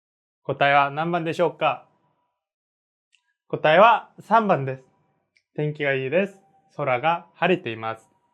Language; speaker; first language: Japanese; non-native, fluent; Korean